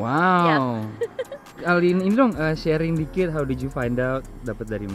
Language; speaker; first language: Indonesian; native; Indonesian